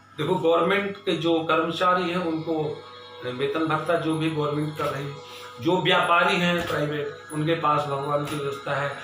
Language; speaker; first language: Hindi; native; Hindi